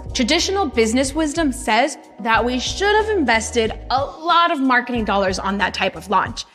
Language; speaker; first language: English; native; English